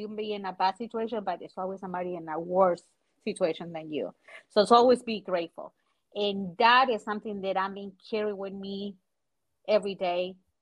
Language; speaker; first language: English; non-native, fluent; Spanish